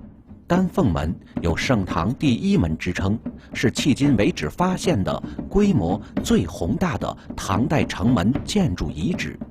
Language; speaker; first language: Chinese; native; Chinese